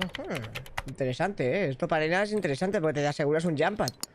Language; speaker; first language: Spanish; native; Spanish